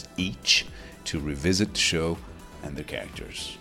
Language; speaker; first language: English; non-native, fluent; Persian